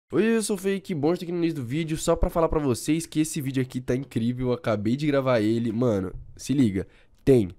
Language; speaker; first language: Portuguese; native; Portuguese